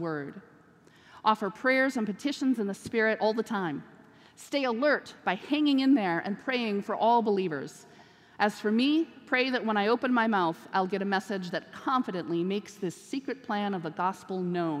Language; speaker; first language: English; native; English